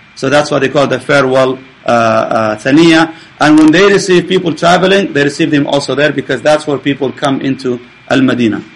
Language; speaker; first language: English; non-native, fluent; Arabic